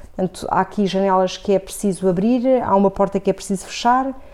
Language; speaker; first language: Portuguese; native; Portuguese